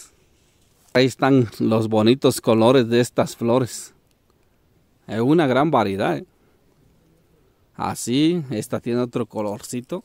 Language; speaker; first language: Spanish; native; Spanish